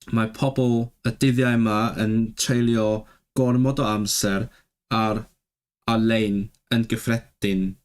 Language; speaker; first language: Welsh; non-native, learner; Cantonese